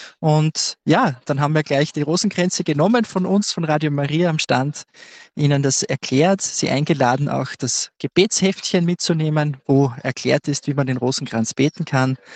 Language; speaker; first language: German; native; German